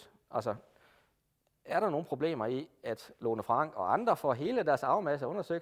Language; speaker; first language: Danish; native; Danish